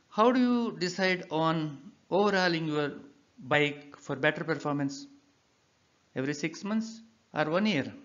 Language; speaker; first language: English; non-native, local second language; Telugu